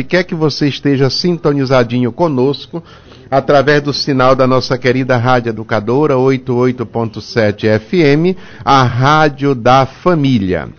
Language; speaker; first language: Portuguese; native; Portuguese